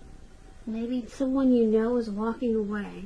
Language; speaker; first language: English; native; English